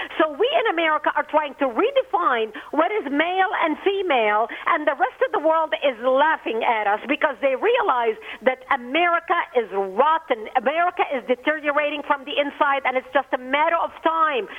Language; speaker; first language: English; non-native, fluent; Arabic